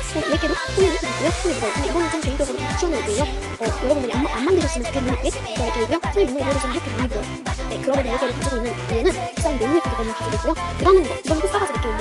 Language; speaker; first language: Korean; native; Korean